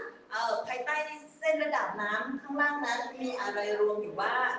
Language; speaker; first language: Thai; native; Thai